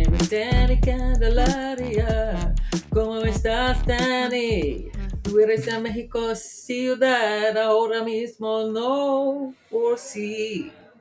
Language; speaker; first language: Spanish; non-native, learner; English